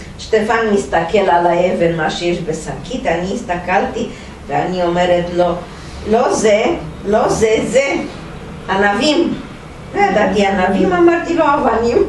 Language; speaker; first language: Hebrew; non-native, fluent; Romanian